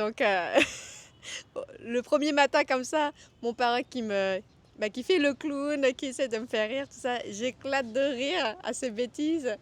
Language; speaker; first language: French; early bilingual, other home language; Vietnamese